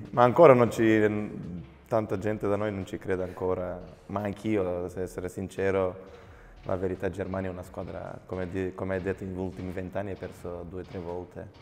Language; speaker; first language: Italian; non-native, fluent; Macedonian